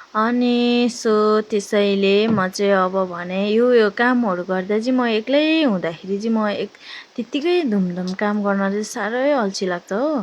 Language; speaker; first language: Nepali; non-native, local second language; Sherpa